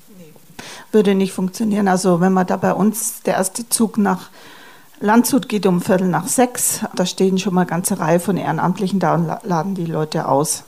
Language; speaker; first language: German; native; German